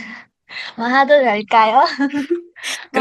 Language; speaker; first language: Korean; non-native, learner; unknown